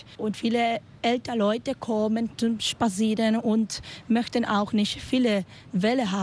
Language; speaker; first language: German; non-native, learner; Spanish